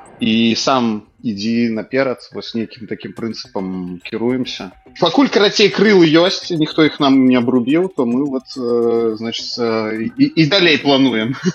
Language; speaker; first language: Belarusian; native; Belarusian